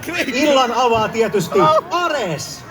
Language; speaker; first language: Finnish; native; Finnish